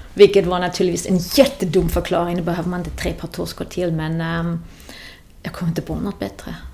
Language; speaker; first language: Swedish; non-native, fluent; German